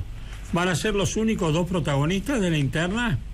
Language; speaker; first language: Spanish; native; Spanish